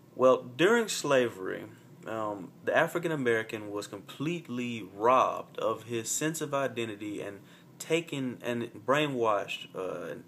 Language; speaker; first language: English; native; English